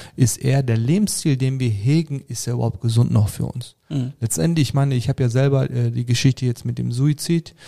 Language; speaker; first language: German; early bilingual, other home language; Turkish